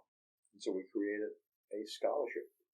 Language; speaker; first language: English; native; English